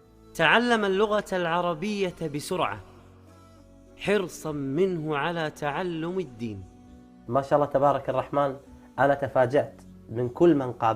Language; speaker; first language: Arabic; native; Arabic